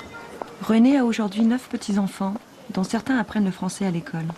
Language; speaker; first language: French; native; French